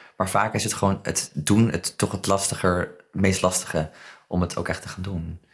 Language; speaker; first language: Dutch; native; Dutch